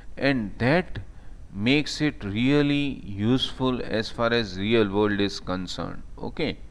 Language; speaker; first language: English; non-native, local second language; Gujarati